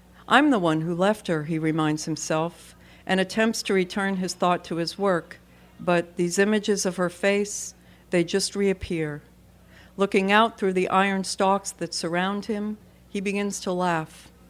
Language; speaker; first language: English; native; English